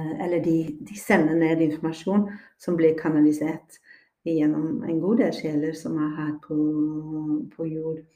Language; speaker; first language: Norwegian; non-native, fluent; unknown